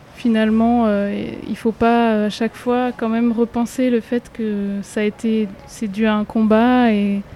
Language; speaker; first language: French; native; French